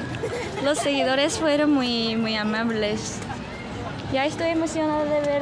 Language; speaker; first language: Spanish; non-native, fluent; Korean